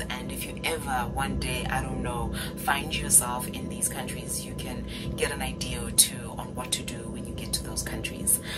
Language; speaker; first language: English; non-native, local second language; Xhosa